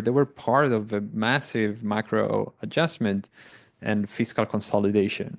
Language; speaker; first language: English; non-native, fluent; Italian